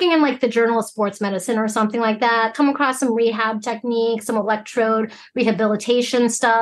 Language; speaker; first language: English; early bilingual, other home language; Cantonese